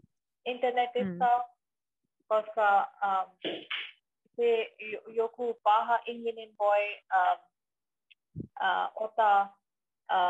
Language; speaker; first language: Finnish; non-native, learner; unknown